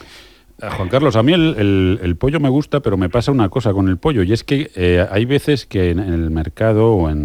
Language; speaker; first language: Spanish; native; Spanish